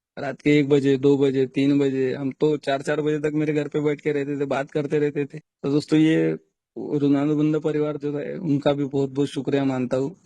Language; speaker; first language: Hindi; non-native, local second language; Marathi